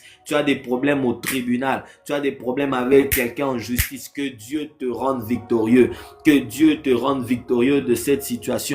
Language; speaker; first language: French; non-native, local second language; Lingala